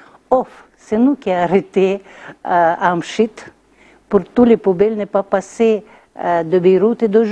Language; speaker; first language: French; non-native, learner; Russian